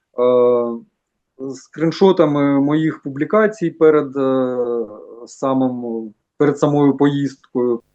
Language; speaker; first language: Ukrainian; non-native, local second language; Russian